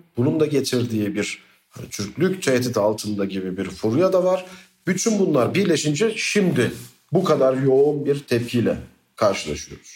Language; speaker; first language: Turkish; native; Turkish